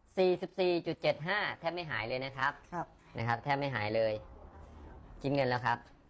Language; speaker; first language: Thai; native; Thai